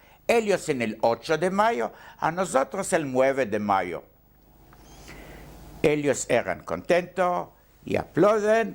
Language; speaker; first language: Spanish; non-native, learner; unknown